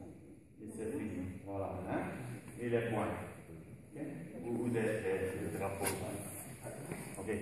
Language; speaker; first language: French; non-native, learner; Dutch